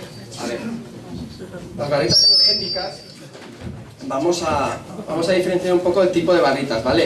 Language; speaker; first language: Spanish; native; Spanish